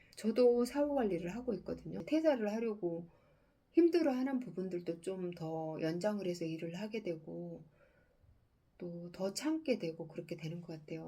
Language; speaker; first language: Korean; native; Korean